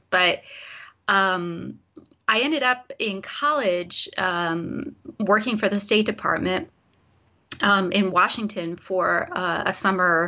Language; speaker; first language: English; native; English